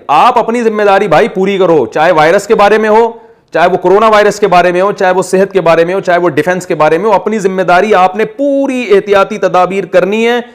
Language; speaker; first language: Urdu; native; Urdu